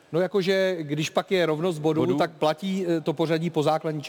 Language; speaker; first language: Czech; native; Czech